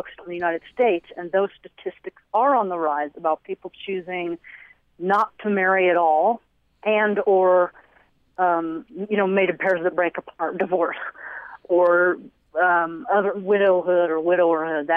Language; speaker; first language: English; native; English